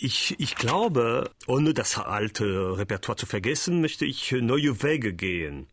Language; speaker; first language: German; non-native, learner; French